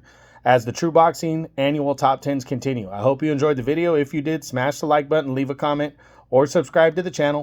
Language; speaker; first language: English; native; English